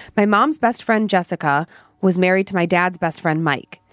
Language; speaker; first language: English; native; English